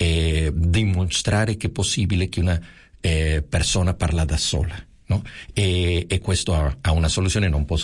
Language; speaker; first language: Italian; non-native, fluent; Spanish